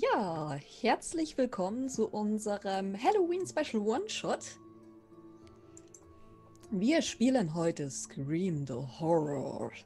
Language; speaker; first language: German; native; German